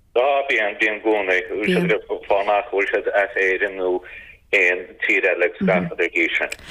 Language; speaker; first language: Irish; native; Irish